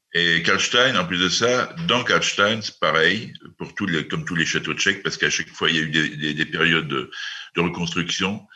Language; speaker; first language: French; native; French